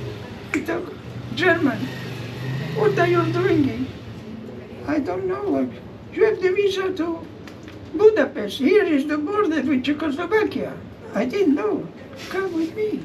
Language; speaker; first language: English; non-native, learner; German